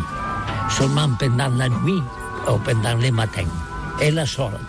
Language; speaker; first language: French; non-native, learner; Catalan